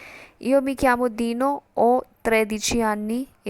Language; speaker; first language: Italian; non-native, fluent; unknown